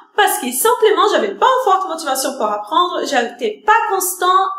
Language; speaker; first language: French; non-native, fluent; Portuguese